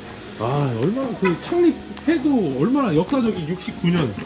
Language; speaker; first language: Korean; native; Korean